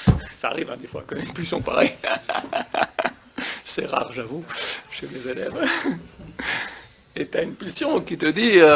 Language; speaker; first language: French; native; French